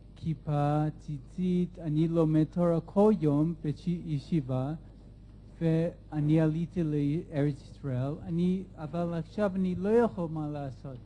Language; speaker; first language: Hebrew; non-native, learner; English